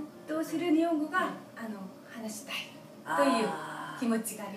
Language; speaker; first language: Japanese; non-native, fluent; Korean